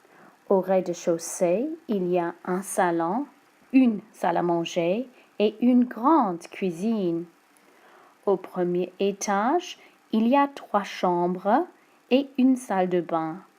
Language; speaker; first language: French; non-native, fluent; English